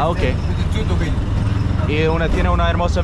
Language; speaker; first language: Spanish; non-native, learner; English